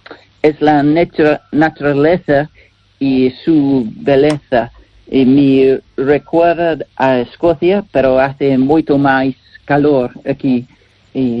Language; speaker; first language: Spanish; non-native, learner; English